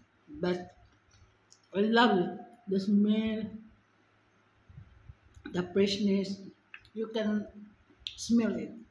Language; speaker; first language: English; non-native, local second language; Filipino